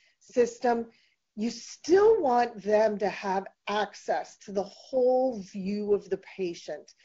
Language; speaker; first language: English; native; English